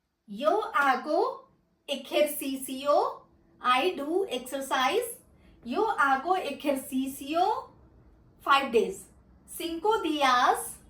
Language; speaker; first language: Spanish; non-native, fluent; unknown